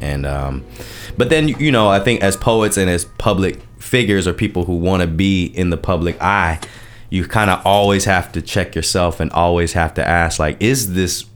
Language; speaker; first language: English; early bilingual, other home language; Japanese